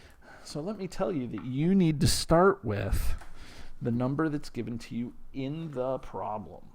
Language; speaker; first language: English; native; English